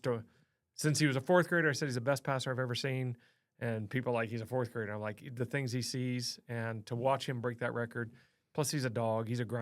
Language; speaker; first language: English; native; English